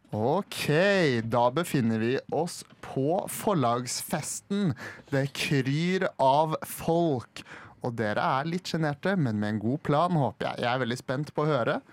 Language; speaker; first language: Norwegian; native; Norwegian